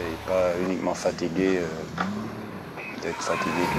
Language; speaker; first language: French; non-native, local second language; Dutch